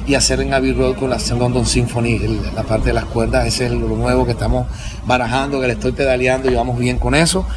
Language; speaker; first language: Spanish; native; Spanish